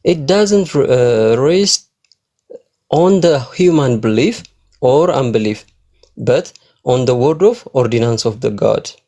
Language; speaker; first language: English; non-native, local second language; Amharic